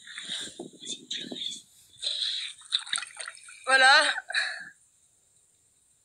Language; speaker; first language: French; native; French